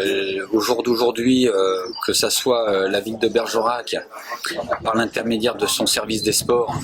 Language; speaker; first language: French; native; French